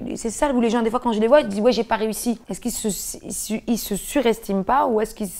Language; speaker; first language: French; native; French